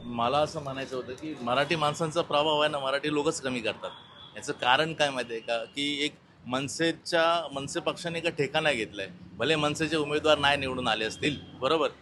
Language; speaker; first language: Marathi; native; Marathi